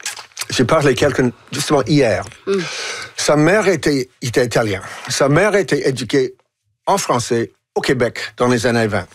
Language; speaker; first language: French; non-native, local second language; English